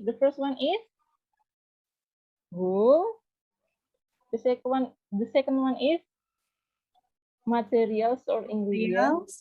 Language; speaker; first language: English; non-native, learner; Indonesian